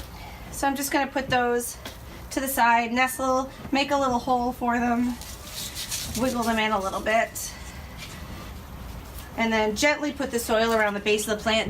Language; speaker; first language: English; native; English